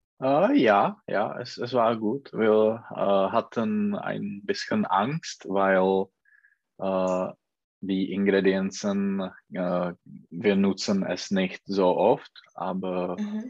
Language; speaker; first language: German; non-native, learner; Czech